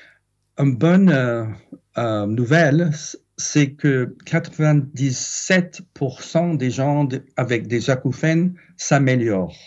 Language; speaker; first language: French; non-native, fluent; English